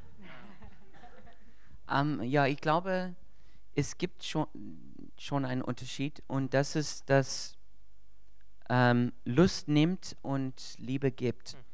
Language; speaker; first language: German; non-native, learner; English